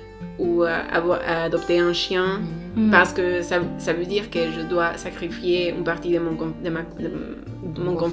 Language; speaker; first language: French; non-native, learner; Spanish